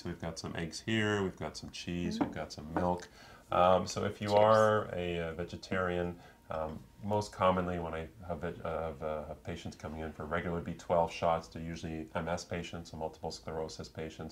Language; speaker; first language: English; native; English